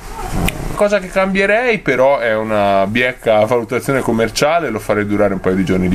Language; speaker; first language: Italian; native; Italian